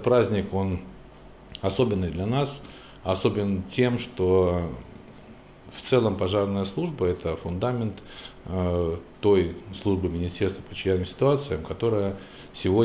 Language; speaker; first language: Russian; native; Russian